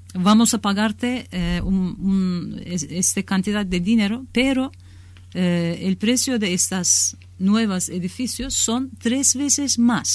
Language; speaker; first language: Spanish; non-native, learner; Kurdish